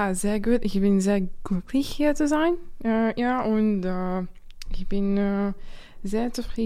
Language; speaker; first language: German; non-native, learner; Latvian